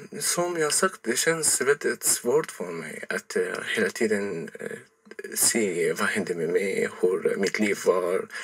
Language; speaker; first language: Swedish; non-native, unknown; Arabic